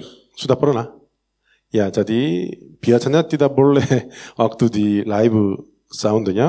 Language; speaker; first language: Indonesian; non-native, learner; Korean